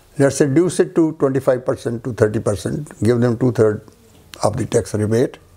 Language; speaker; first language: English; non-native, local second language; Punjabi